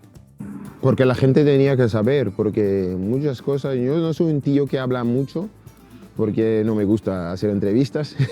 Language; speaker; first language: Spanish; non-native, fluent; French